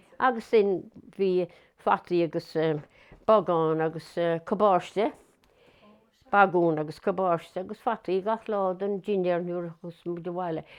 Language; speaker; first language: Irish; native; Irish